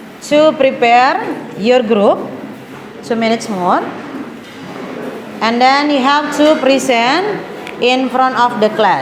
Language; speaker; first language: English; non-native, fluent; Indonesian